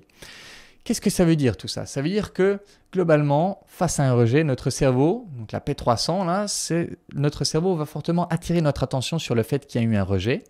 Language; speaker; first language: French; native; French